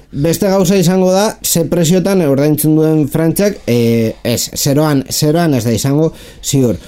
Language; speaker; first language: Basque; non-native, local second language; Spanish